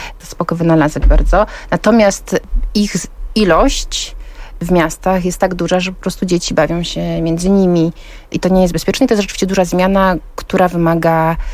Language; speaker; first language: Polish; native; Polish